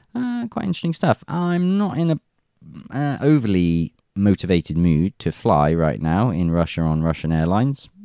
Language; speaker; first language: English; native; English